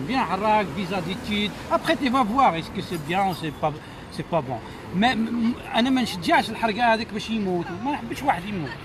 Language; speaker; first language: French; non-native, local second language; Kabyle